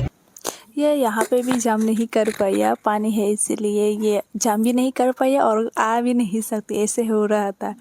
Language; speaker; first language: Hindi; non-native, local second language; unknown